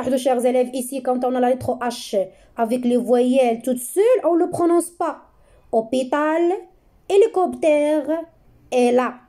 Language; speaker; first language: French; non-native, local second language; Arabic